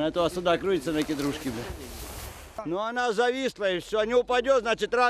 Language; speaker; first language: Russian; native; Russian